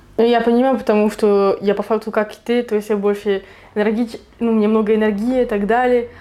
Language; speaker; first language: Russian; non-native, fluent; French